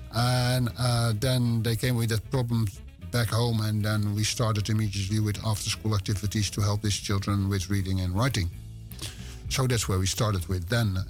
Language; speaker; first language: English; non-native, fluent; Dutch